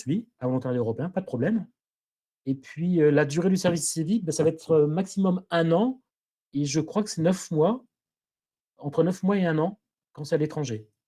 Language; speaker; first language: French; native; French